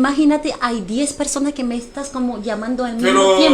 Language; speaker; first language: Spanish; non-native, fluent; Haitian Creole